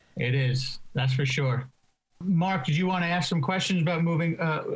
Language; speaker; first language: English; native; English